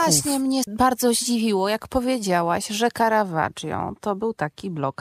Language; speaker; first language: Polish; native; Polish